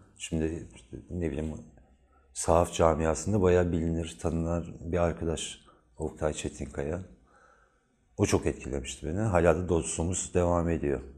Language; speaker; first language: Turkish; native; Turkish